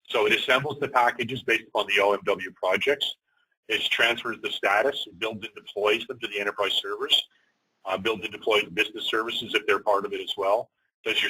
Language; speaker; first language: English; native; English